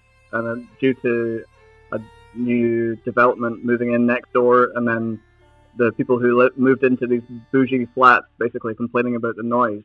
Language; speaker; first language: English; native; English